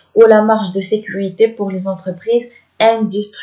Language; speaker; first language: French; non-native, local second language; Arabic